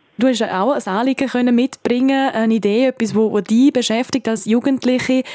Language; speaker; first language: German; native; German